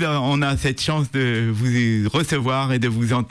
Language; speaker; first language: French; native; French